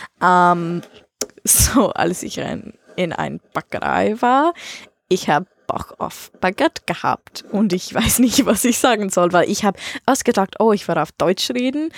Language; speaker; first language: German; non-native, learner; English